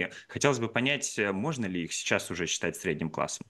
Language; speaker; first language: Russian; native; Russian